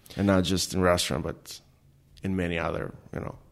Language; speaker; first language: English; non-native, fluent; Albanian